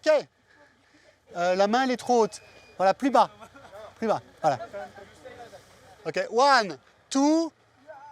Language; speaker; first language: French; native; French